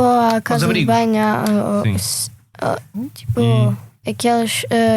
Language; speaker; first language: Portuguese; early bilingual, other home language; Ukrainian